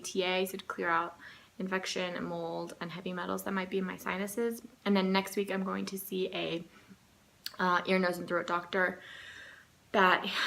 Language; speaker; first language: English; native; English